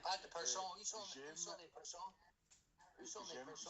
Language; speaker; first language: French; non-native, learner; English